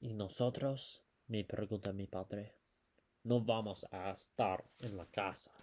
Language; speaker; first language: Spanish; non-native, learner; English